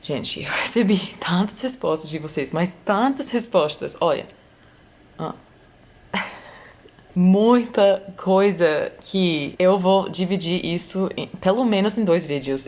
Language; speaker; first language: Portuguese; non-native, fluent; English